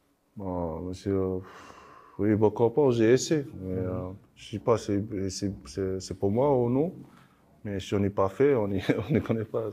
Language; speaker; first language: French; non-native, learner; English